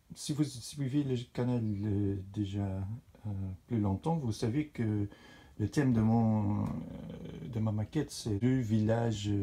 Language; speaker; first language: French; non-native, fluent; Dutch